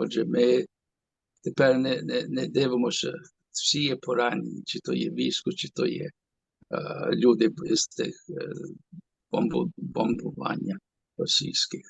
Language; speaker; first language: Ukrainian; early bilingual, heritage; Ukrainian